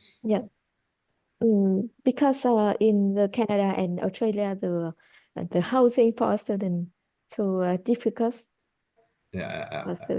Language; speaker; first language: English; non-native, learner; Vietnamese